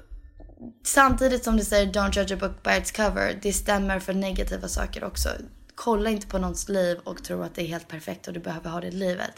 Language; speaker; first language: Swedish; early bilingual, heritage; Swedish